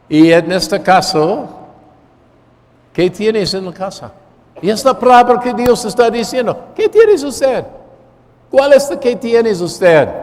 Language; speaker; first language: Spanish; non-native, fluent; English